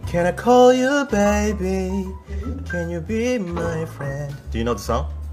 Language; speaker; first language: English; non-native, fluent; Indonesian